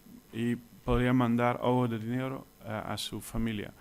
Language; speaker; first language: Spanish; non-native, fluent; Dutch